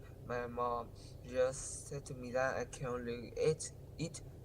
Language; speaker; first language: English; non-native, learner; Vietnamese